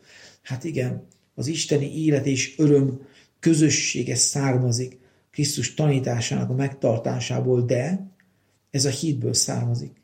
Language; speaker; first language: Hungarian; native; Hungarian